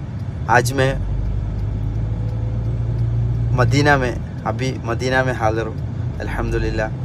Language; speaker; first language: Hindi; non-native, local second language; Malayalam